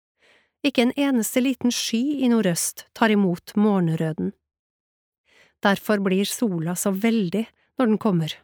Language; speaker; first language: Norwegian; native; Norwegian